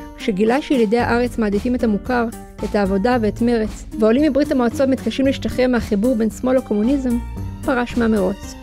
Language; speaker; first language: Hebrew; early bilingual, other home language; Russian